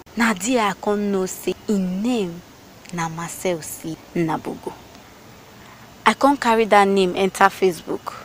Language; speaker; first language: Nigerian Pidgin; native; Nigerian Pidgin